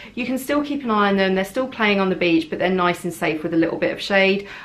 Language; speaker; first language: English; native; English